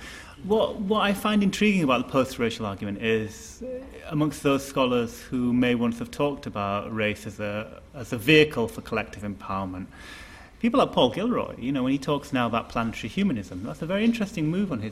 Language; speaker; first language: English; native; English